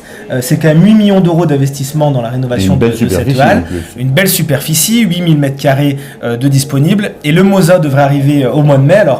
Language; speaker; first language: French; native; French